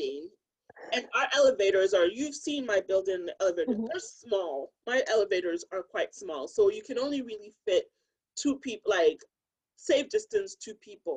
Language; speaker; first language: English; non-native, local second language; Akan